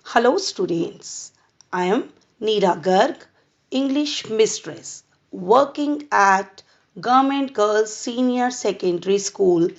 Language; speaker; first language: English; non-native, local second language; Punjabi